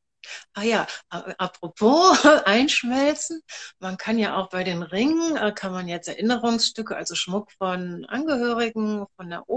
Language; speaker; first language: German; native; German